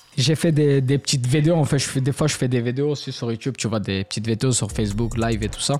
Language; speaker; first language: French; non-native, fluent; Bangla